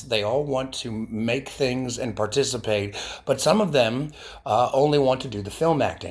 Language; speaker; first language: English; native; English